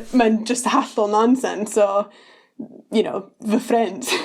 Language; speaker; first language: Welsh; non-native, learner; English